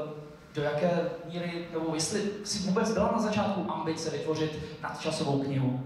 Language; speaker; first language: Czech; native; Czech